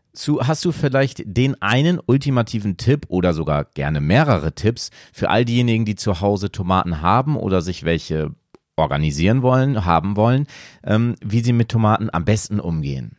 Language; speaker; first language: German; native; German